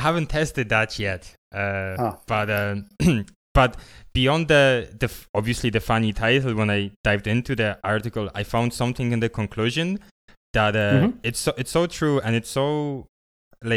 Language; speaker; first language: English; non-native, fluent; Polish